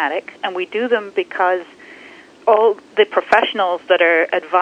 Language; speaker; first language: English; native; English